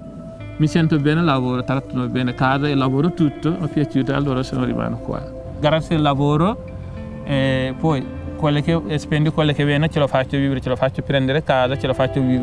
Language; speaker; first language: Italian; non-native, learner; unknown